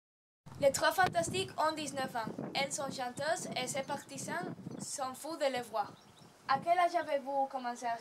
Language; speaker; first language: French; non-native, learner; Spanish